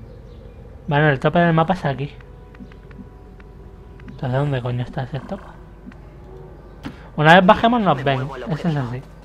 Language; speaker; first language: Spanish; native; Spanish